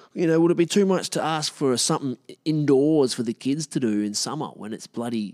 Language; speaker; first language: English; native; English